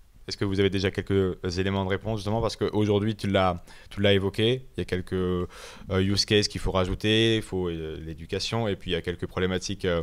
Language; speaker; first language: French; native; French